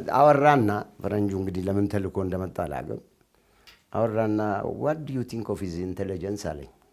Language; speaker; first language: Amharic; non-native, local second language; Oromo